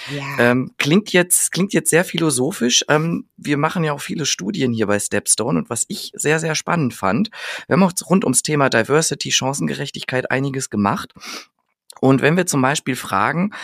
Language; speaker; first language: German; native; German